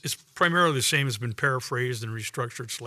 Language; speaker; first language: English; native; English